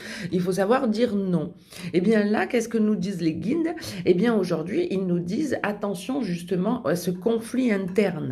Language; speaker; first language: French; native; French